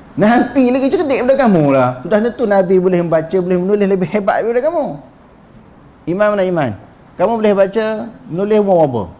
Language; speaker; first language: Malay; native; Malay